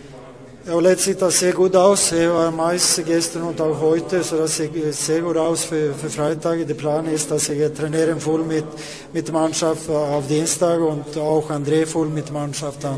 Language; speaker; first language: German; non-native, learner; Swedish